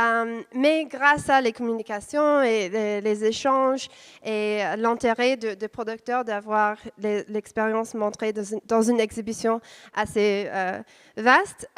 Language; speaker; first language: French; non-native, fluent; English